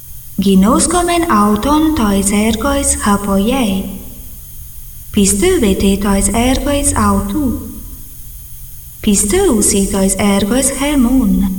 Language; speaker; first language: Greek; non-native, fluent; Portuguese